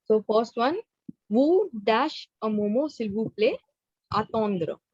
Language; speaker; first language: French; non-native, fluent; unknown